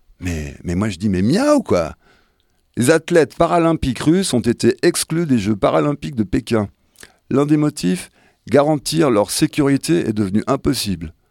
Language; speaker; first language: French; native; French